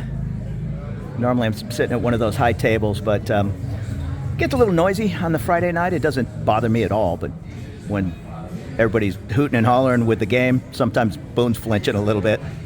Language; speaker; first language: English; native; English